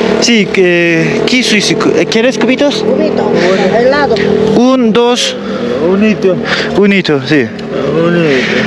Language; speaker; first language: Spanish; non-native, learner; Turkish